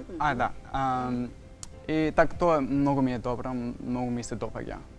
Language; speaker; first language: Macedonian; non-native, learner; English